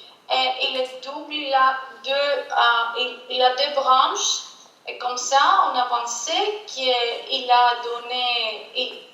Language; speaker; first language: French; non-native, fluent; Greek